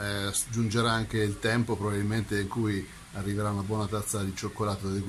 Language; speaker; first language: Italian; native; Italian